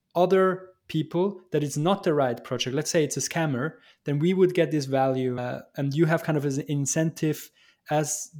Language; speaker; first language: English; non-native, fluent; German